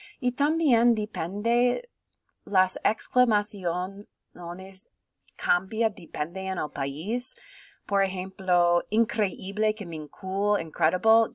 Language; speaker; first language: Spanish; non-native, fluent; English